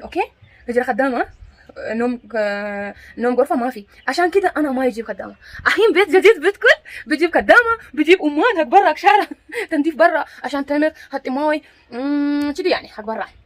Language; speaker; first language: Arabic; non-native, learner; Amharic